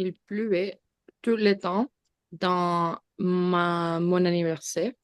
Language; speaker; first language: French; non-native, learner; Spanish